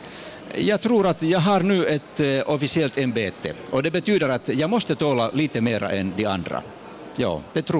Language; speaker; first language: Swedish; non-native, fluent; Finnish